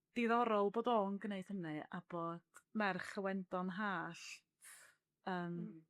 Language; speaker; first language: Welsh; native; Welsh